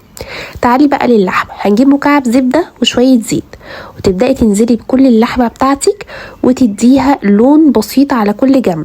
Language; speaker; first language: Arabic; native; Arabic